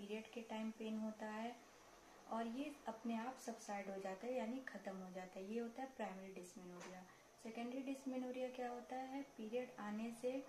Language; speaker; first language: Hindi; native; Hindi